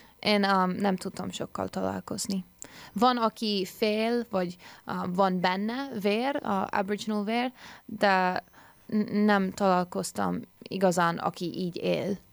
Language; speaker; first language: Hungarian; early bilingual, heritage; English